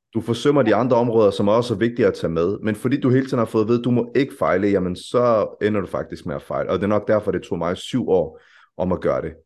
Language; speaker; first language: Danish; early bilingual, other home language; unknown